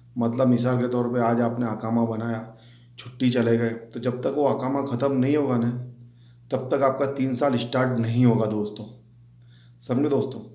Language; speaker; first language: Hindi; native; Hindi